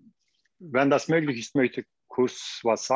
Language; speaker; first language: German; non-native, learner; Turkish